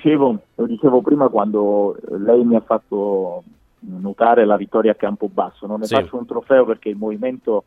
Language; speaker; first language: Italian; native; Italian